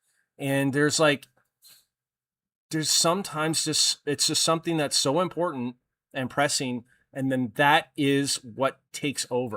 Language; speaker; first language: English; native; English